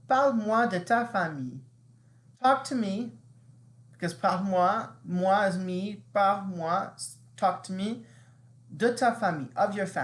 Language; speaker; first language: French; non-native, fluent; English